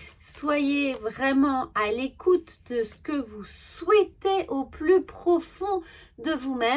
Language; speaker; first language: French; native; French